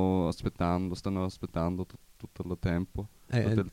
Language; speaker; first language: Italian; non-native, learner; German